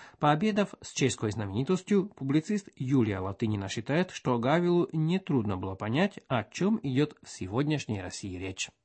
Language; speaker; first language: Russian; non-native, fluent; Czech